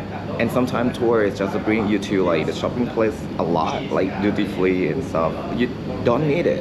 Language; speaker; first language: English; non-native, fluent; Japanese